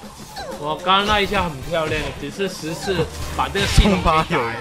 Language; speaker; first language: Chinese; native; Chinese